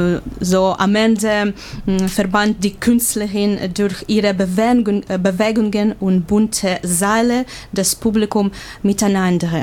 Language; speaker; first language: German; non-native, learner; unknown